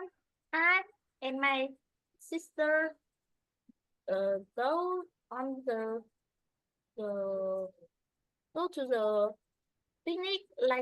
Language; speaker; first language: English; non-native, learner; Vietnamese